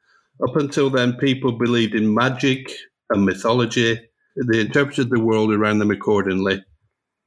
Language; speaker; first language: English; native; English